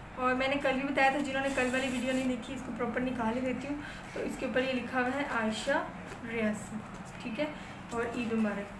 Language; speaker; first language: Urdu; non-native, local second language; Punjabi